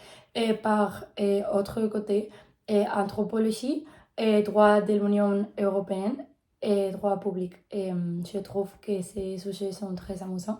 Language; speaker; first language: French; non-native, learner; Spanish